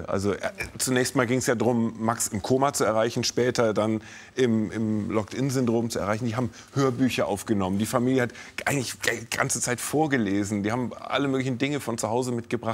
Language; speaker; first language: German; native; German